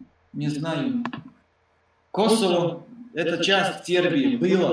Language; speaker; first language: Russian; non-native, learner; Serbian